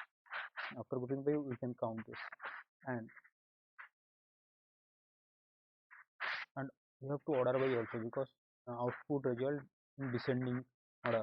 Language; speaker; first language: English; non-native, local second language; Hindi